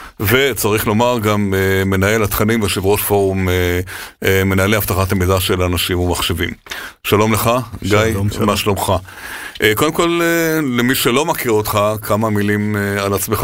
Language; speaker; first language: Hebrew; native; Hebrew